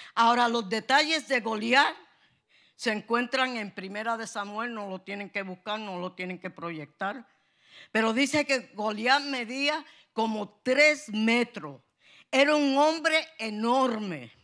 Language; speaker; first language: Spanish; native; Spanish